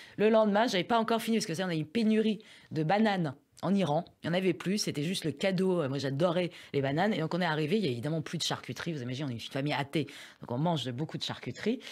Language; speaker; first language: French; early bilingual, other home language; Persian